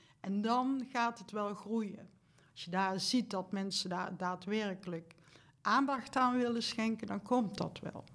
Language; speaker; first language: Dutch; native; Dutch